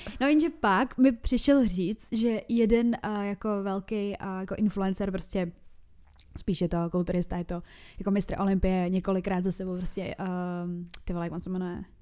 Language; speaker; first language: Czech; native; Czech